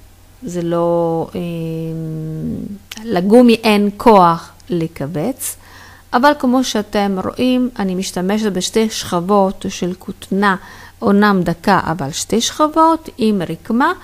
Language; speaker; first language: Hebrew; non-native, fluent; Italian